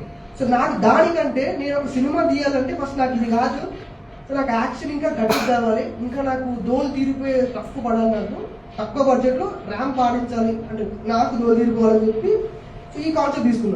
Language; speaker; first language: Telugu; native; Telugu